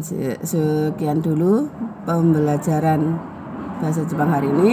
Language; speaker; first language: Indonesian; native; Indonesian